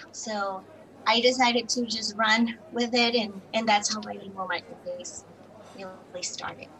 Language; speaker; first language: English; non-native, fluent; Spanish